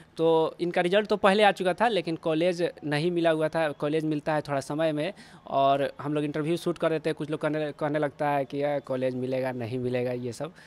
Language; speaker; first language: Hindi; native; Hindi